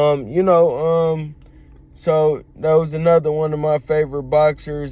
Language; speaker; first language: English; native; English